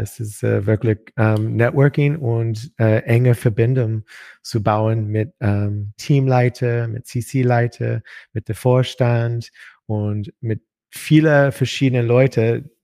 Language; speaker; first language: German; non-native, learner; English